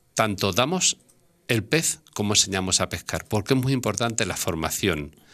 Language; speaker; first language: Spanish; native; Spanish